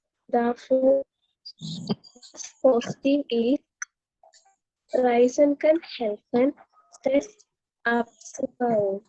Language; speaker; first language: German; non-native, learner; Malayalam